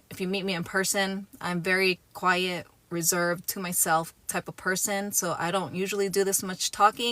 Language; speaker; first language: English; native; English